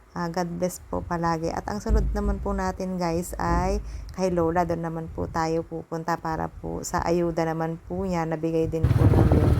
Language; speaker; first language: Filipino; native; Filipino